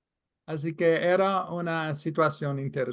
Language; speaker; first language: Spanish; non-native, fluent; English